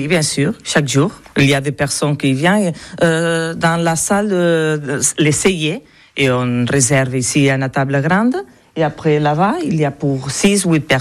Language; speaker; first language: French; non-native, learner; Catalan